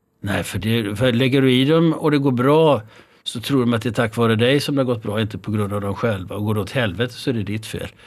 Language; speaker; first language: Swedish; native; Swedish